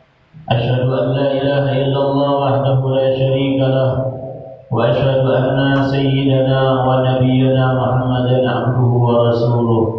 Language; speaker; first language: Arabic; non-native, fluent; Banjar